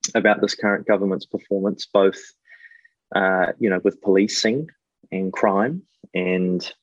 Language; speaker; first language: English; native; English